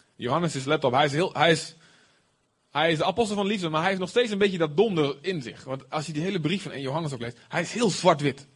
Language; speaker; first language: Dutch; native; Dutch